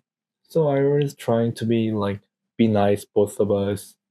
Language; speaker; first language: English; non-native, learner; Korean